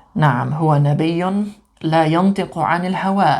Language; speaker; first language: Arabic; non-native, fluent; English